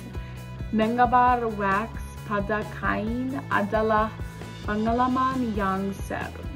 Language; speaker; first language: Indonesian; non-native, learner; English